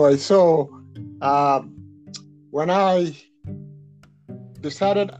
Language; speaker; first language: English; non-native, local second language; Yoruba